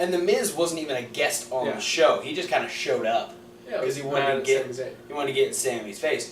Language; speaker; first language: English; native; English